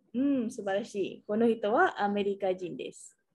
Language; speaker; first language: Japanese; non-native, fluent; Malay